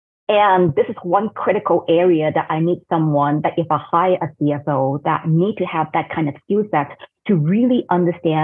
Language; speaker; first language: English; non-native, fluent; Cantonese